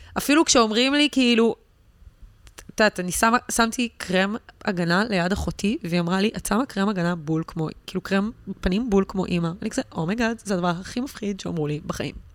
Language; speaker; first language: Hebrew; native; Hebrew